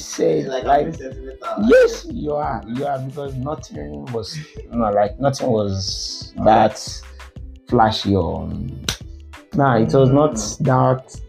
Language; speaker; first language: English; non-native, local second language; Yoruba